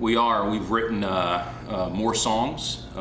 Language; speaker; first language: English; native; English